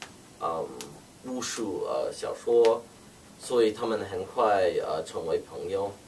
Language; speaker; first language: Chinese; non-native, learner; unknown